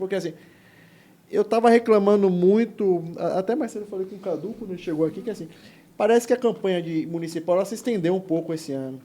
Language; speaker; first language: Portuguese; native; Portuguese